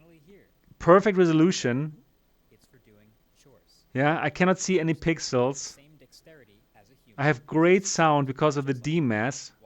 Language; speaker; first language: English; non-native, fluent; German